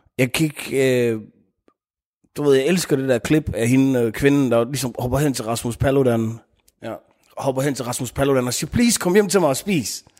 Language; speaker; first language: Danish; early bilingual, other home language; Arabic